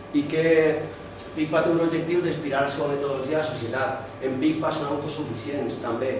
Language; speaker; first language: Catalan; native; Catalan